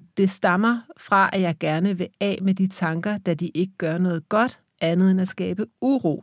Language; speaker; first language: Danish; native; Danish